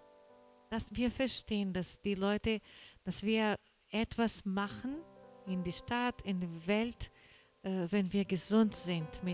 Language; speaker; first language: German; non-native, learner; Portuguese